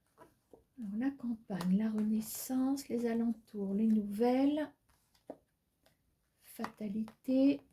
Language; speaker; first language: French; native; French